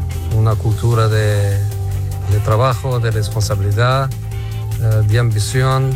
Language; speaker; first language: Spanish; non-native, fluent; Portuguese